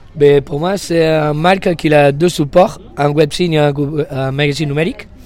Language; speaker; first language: French; non-native, fluent; Spanish